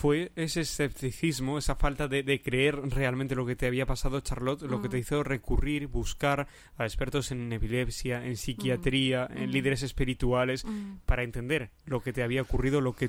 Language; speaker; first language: Spanish; native; Spanish